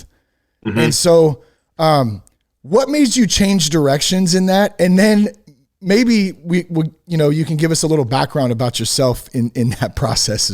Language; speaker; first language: English; native; English